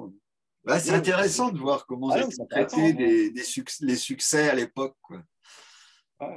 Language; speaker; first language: French; native; French